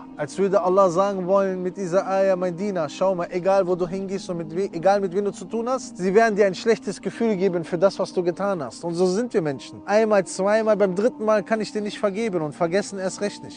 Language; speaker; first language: German; early bilingual, other home language; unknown